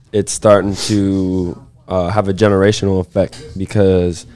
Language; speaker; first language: English; native; English